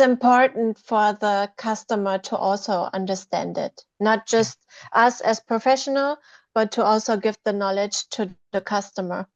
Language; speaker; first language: English; non-native, fluent; German